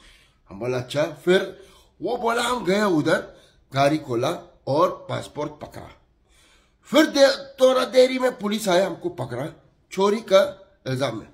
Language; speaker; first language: Hindi; non-native, learner; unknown